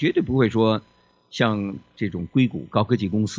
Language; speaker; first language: Chinese; native; Chinese